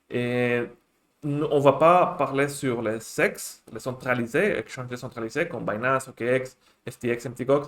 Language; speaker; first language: French; non-native, fluent; Spanish